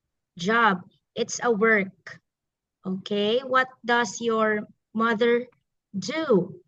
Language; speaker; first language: English; non-native, fluent; Filipino